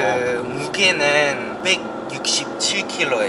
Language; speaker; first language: Korean; non-native, learner; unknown